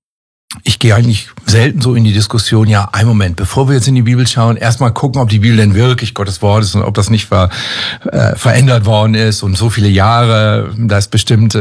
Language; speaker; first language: German; native; German